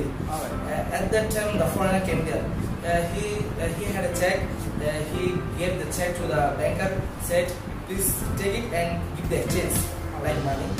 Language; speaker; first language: English; non-native, learner; Bangla